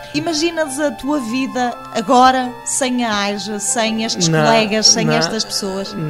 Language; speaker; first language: Portuguese; native; Portuguese